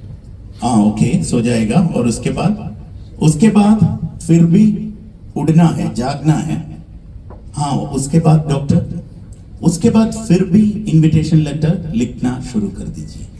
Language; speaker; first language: Hindi; non-native, learner; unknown